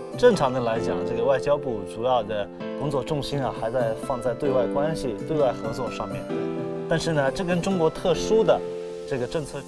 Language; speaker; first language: Chinese; native; Chinese